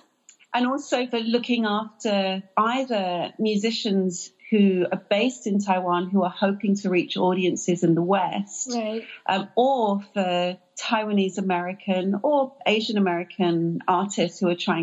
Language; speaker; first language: English; native; English